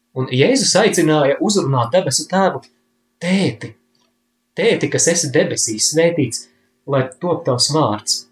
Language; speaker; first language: Latvian; native; Latvian